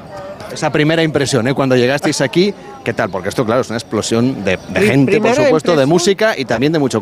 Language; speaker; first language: Spanish; native; Spanish